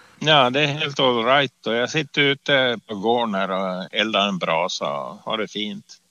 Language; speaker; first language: Swedish; native; Swedish